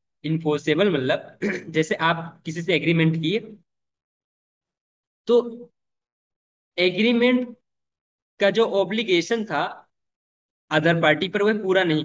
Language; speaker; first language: Hindi; native; Hindi